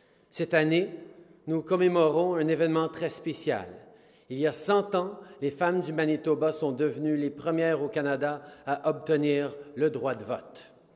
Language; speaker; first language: French; native; French